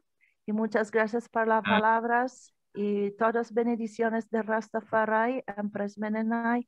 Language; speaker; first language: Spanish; non-native, learner; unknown